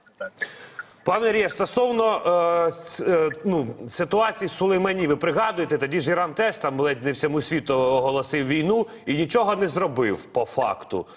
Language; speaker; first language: Ukrainian; native; Ukrainian